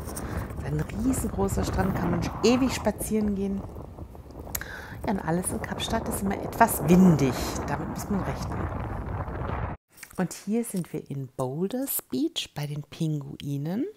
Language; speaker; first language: German; native; German